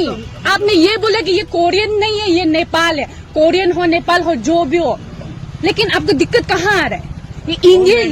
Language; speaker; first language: Hindi; non-native, local second language; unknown